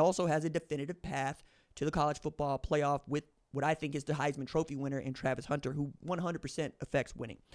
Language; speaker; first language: English; native; English